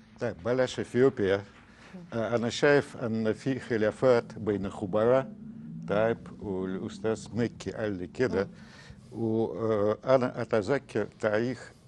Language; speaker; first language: Arabic; non-native, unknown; Russian